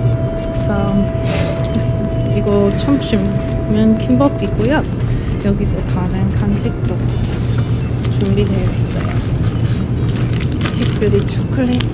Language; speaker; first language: Korean; non-native, fluent; English